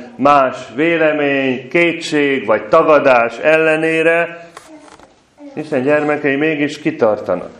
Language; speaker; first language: Hungarian; native; Hungarian